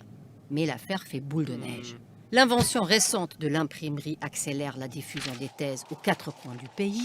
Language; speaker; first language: French; native; French